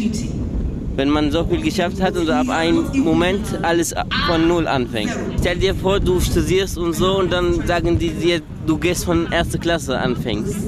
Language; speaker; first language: German; early bilingual, other home language; Arabic